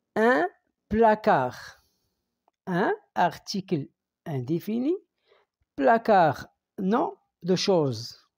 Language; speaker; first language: French; non-native, local second language; Arabic